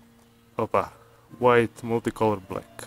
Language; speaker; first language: English; non-native, learner; Croatian